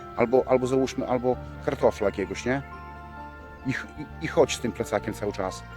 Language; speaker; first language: Polish; native; Polish